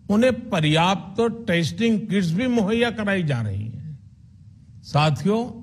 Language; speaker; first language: Hindi; non-native, local second language; Gujarati